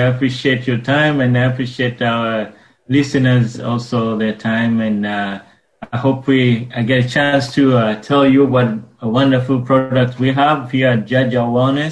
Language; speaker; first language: English; non-native, local second language; Ganda